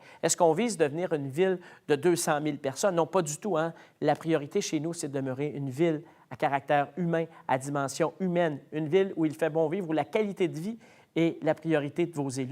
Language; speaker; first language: French; native; French